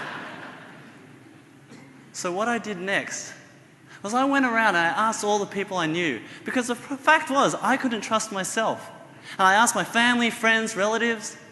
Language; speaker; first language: English; native; English